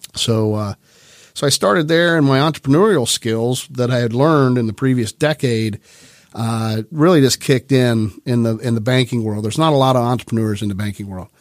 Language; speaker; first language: English; native; English